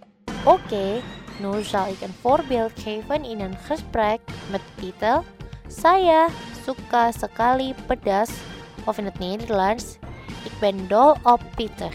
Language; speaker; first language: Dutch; non-native, fluent; Indonesian